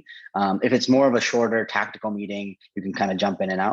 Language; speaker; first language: English; native; English